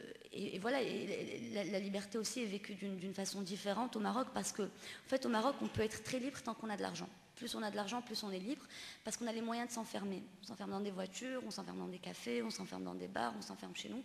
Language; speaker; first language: French; non-native, local second language; Arabic